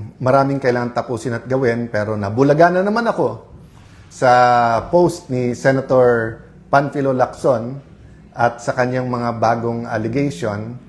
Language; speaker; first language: Filipino; native; Filipino